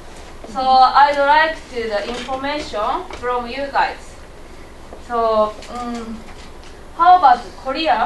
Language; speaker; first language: English; non-native, learner; Japanese